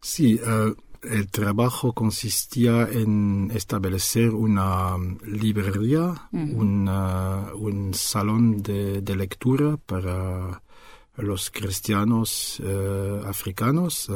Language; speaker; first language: Spanish; non-native, fluent; French